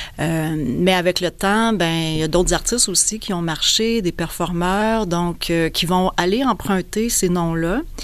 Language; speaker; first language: French; native; French